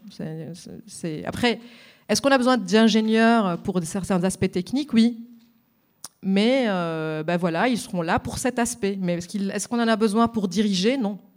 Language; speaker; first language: French; non-native, local second language; Arabic